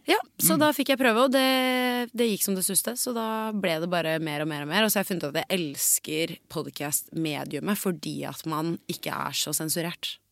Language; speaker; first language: Norwegian; native; Norwegian